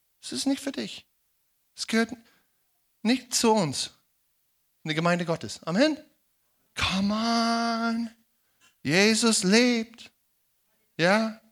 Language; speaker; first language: German; non-native, fluent; English